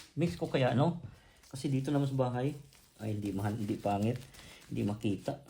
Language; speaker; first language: Filipino; native; Filipino